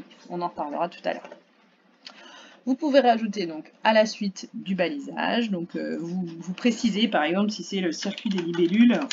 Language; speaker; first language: French; native; French